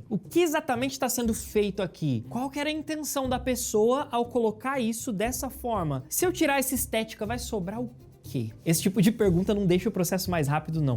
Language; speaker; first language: Portuguese; native; Portuguese